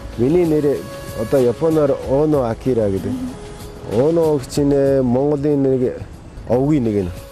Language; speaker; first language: Mongolian; native; Mongolian